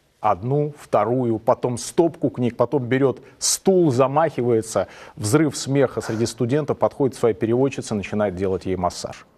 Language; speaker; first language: Russian; native; Russian